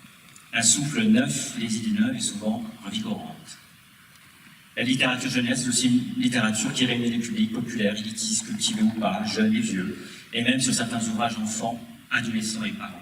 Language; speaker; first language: French; native; French